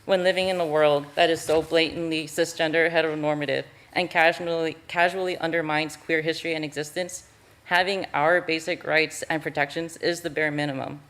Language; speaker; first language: English; native; English